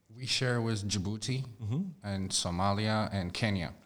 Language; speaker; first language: English; non-native, fluent; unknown